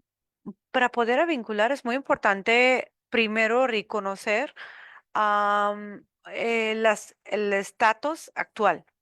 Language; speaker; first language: Spanish; non-native, learner; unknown